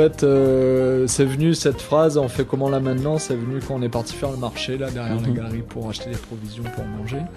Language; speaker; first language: French; native; French